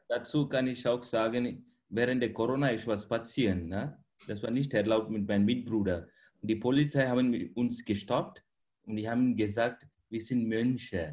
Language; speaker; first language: German; non-native, fluent; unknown